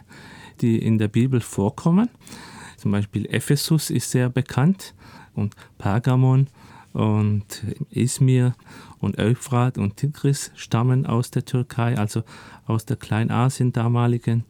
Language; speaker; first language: German; early bilingual, other home language; Turkish